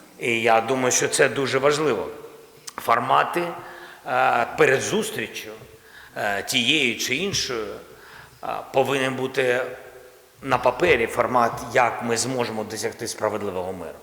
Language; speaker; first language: Ukrainian; non-native, local second language; Russian